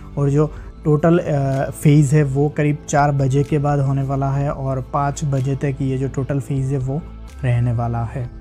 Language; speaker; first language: Hindi; native; Hindi